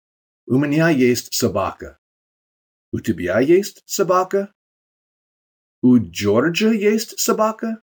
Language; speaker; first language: Russian; non-native, fluent; English